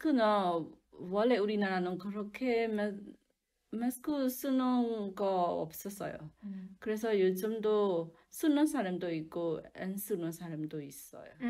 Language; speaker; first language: Korean; non-native, learner; Burmese